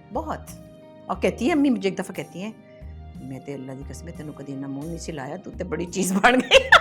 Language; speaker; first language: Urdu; non-native, local second language; Punjabi